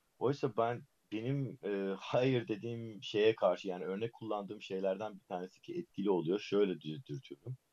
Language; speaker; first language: Turkish; early bilingual, heritage; Turkish